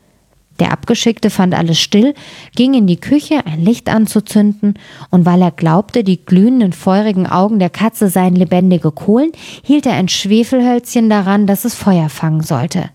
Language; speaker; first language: German; native; German